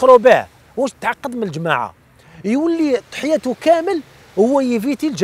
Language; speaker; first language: Arabic; native; Arabic